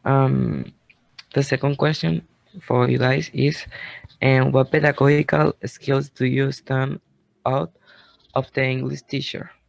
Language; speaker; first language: English; non-native, learner; Spanish